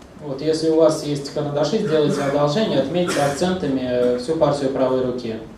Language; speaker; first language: Russian; native; Russian